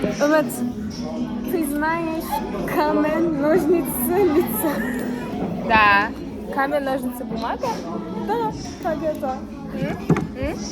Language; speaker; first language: Russian; non-native, learner; Turkish